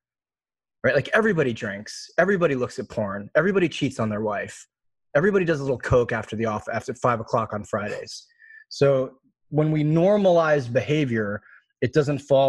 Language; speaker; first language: English; native; English